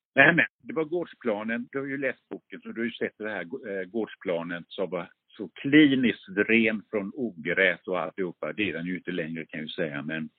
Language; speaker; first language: Swedish; early bilingual, other home language; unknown